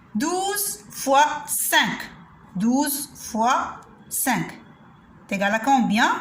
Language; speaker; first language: French; non-native, local second language; Arabic